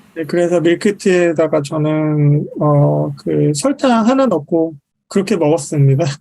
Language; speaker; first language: Korean; native; Korean